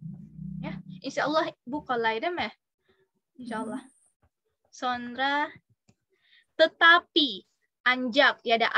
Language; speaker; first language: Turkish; non-native, learner; Indonesian